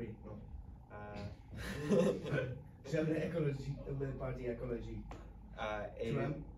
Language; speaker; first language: French; non-native, learner; English